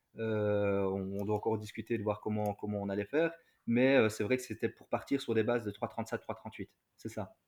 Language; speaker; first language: French; native; French